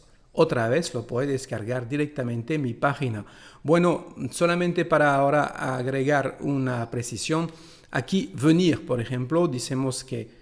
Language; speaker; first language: Spanish; non-native, fluent; French